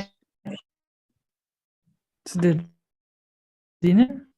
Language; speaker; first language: English; non-native, learner; Spanish